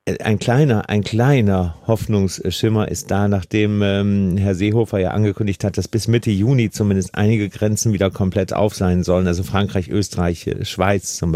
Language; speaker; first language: German; native; German